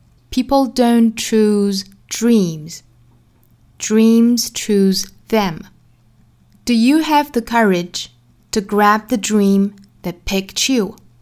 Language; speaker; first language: English; non-native, fluent; Chinese